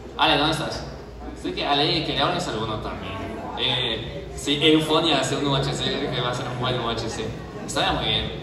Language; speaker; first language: Spanish; non-native, fluent; French